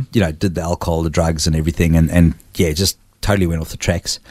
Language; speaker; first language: English; native; English